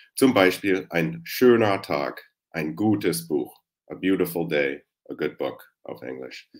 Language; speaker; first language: German; non-native, fluent; English